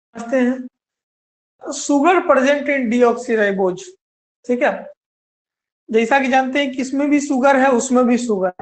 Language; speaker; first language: Hindi; native; Hindi